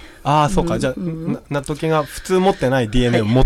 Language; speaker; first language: Japanese; native; Japanese